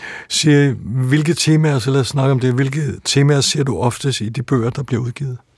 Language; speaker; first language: Danish; native; Danish